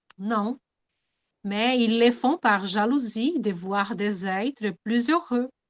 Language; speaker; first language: French; non-native, fluent; Portuguese